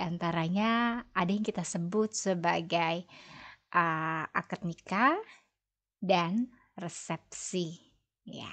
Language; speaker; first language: Indonesian; native; Indonesian